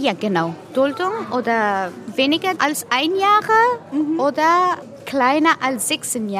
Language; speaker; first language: German; non-native, learner; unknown